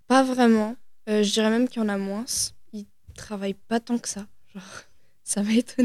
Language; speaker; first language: French; native; French